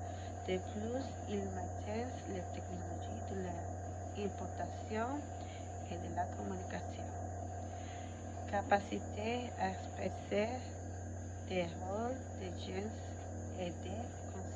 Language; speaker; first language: French; non-native, learner; Spanish